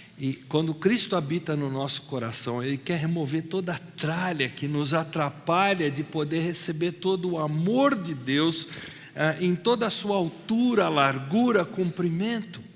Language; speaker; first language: Portuguese; native; Portuguese